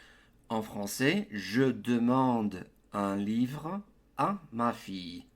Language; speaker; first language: French; non-native, fluent; English